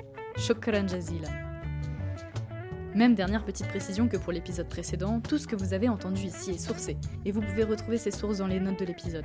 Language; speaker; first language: French; native; French